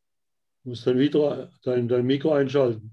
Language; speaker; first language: German; native; German